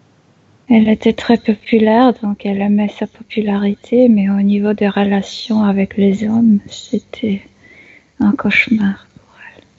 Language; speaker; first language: French; non-native, fluent; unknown